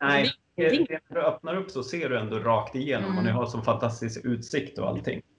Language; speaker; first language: Swedish; native; Swedish